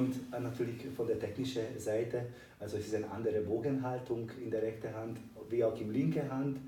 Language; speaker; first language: German; non-native, fluent; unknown